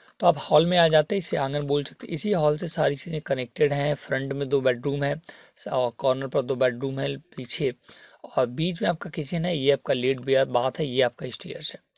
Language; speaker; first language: Hindi; native; Hindi